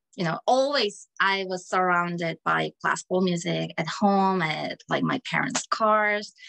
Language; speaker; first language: English; non-native, fluent; Korean